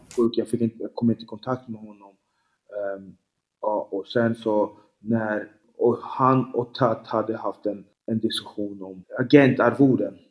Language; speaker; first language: Swedish; early bilingual, other home language; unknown